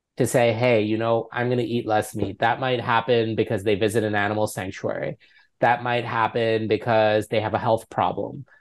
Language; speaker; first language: English; native; English